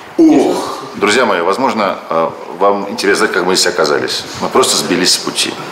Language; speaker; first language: Russian; native; Russian